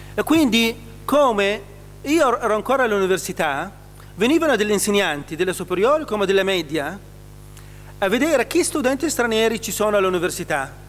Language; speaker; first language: Italian; non-native, fluent; Arabic